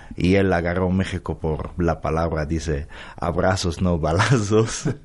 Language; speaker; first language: Spanish; non-native, learner; Arabic